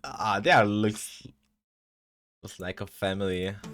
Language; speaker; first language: English; non-native, learner; Turkish